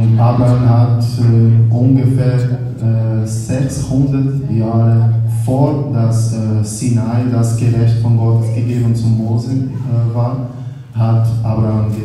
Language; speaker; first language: German; non-native, learner; Portuguese